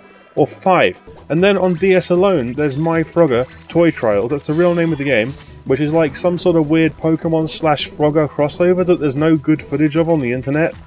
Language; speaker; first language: English; native; English